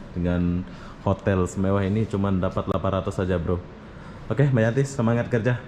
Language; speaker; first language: Indonesian; native; Indonesian